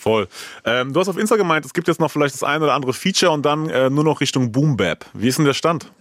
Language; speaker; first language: German; native; German